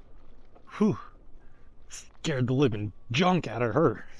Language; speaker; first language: English; native; English